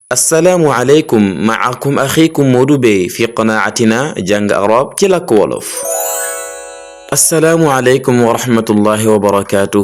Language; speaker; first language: Arabic; non-native, fluent; Wolof